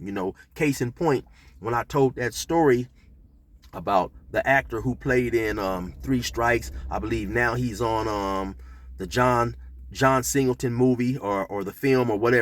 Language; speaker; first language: English; native; English